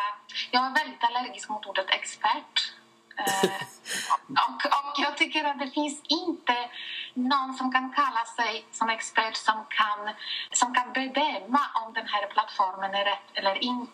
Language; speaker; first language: Swedish; non-native, fluent; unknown